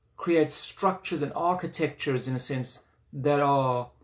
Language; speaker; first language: English; native; English